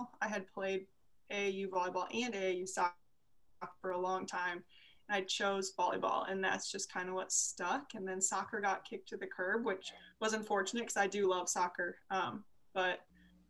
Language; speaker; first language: English; native; English